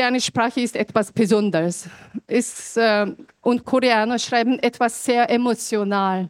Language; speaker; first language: German; non-native, fluent; Korean